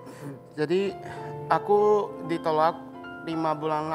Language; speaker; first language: Indonesian; non-native, learner; Japanese